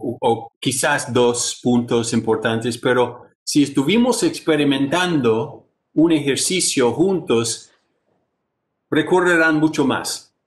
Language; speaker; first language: Spanish; non-native, fluent; English